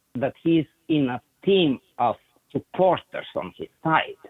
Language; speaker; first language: English; non-native, fluent; Bulgarian